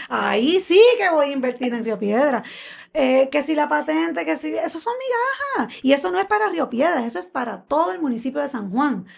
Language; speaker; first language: Spanish; native; Spanish